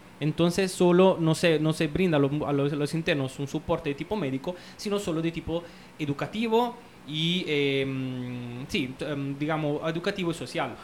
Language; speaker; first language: Spanish; non-native, fluent; Italian